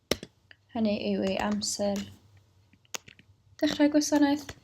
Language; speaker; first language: Welsh; native; Welsh